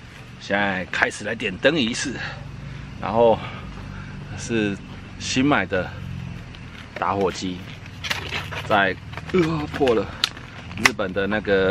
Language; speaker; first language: Chinese; native; Chinese